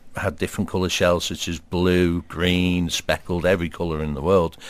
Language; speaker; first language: English; native; English